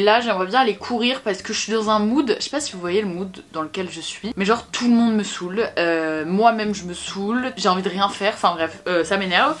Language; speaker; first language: French; native; French